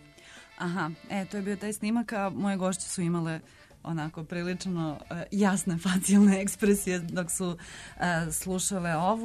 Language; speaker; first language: Serbian; native; Serbian